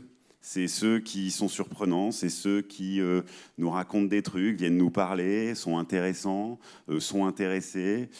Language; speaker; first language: French; native; French